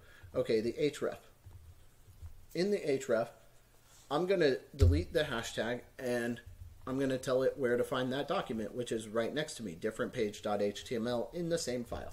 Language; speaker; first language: English; native; English